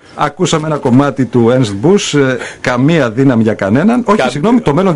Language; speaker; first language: Greek; native; Greek